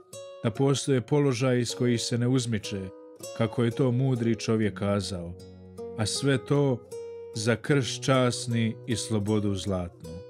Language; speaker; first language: Croatian; native; Croatian